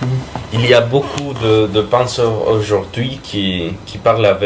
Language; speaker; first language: French; non-native, fluent; Spanish